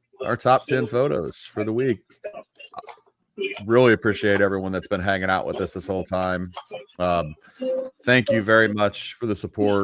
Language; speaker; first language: English; native; English